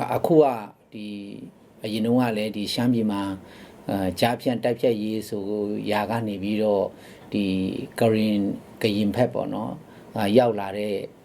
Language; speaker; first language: Burmese; non-native, local second language; Shan